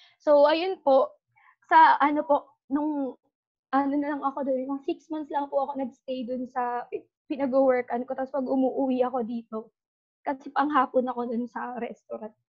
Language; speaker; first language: Filipino; native; Filipino